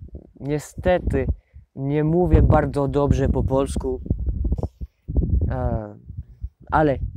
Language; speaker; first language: Polish; non-native, learner; French